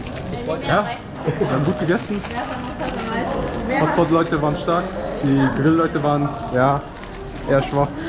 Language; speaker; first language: German; native; German